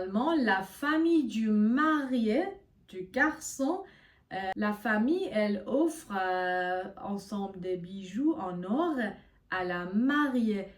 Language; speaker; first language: French; non-native, fluent; Persian